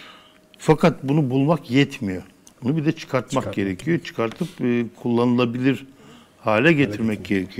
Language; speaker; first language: Turkish; native; Turkish